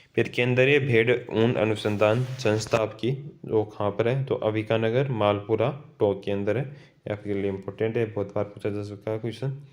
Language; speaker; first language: Hindi; native; Hindi